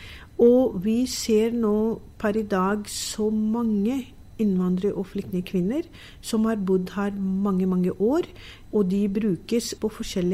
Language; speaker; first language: Norwegian; non-native, fluent; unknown